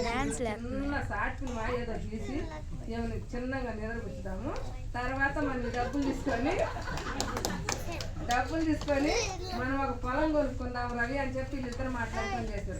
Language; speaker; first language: Telugu; native; Telugu